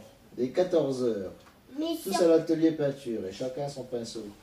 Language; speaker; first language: French; native; French